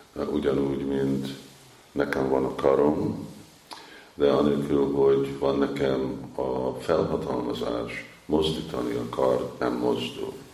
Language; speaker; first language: Hungarian; early bilingual, heritage; Hungarian